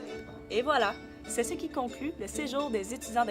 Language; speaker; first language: French; native; French